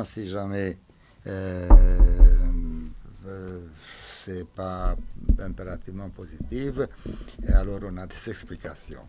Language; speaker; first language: French; non-native, fluent; Romanian